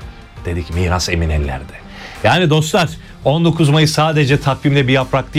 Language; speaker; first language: Turkish; native; Turkish